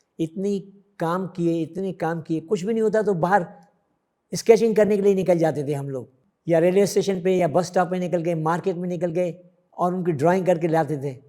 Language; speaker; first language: Hindi; early bilingual, other home language; Sindhi